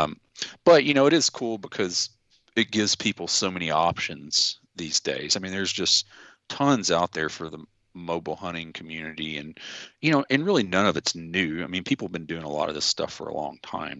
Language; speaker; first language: English; native; English